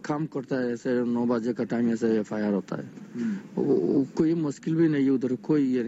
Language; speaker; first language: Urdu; non-native, learner; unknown